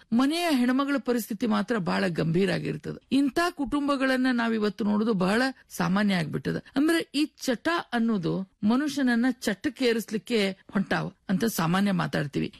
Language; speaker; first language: Kannada; native; Kannada